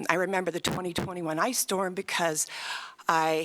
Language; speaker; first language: English; native; English